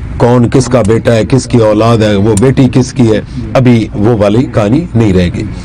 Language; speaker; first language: Urdu; non-native, local second language; Punjabi